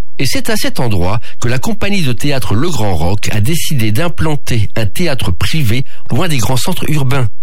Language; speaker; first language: French; native; French